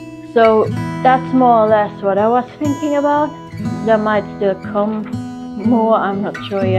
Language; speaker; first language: English; non-native, fluent; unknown